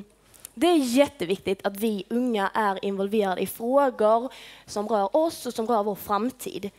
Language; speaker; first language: Swedish; native; Swedish